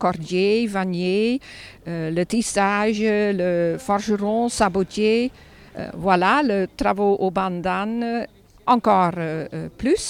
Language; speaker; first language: French; non-native, fluent; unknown